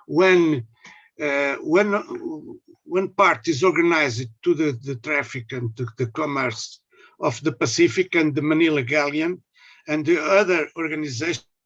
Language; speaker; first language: English; non-native, learner; Portuguese